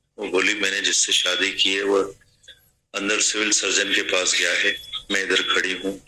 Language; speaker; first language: Hindi; non-native, local second language; Sindhi